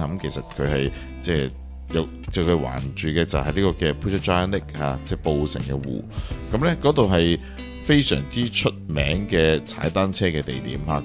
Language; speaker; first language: Cantonese; native; Cantonese